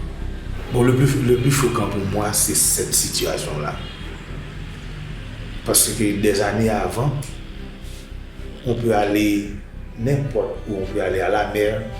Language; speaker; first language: French; non-native, local second language; Haitian Creole